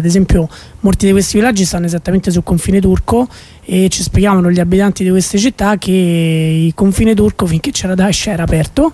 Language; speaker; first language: Italian; native; Italian